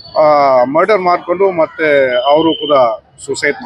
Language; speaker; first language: Kannada; non-native, fluent; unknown